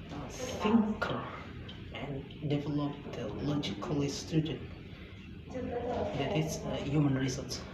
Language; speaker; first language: English; non-native, learner; Indonesian